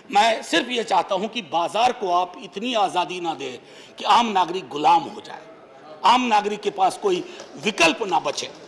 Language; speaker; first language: Hindi; native; Hindi